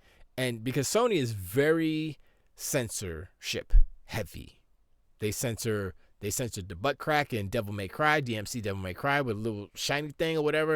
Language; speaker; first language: English; native; English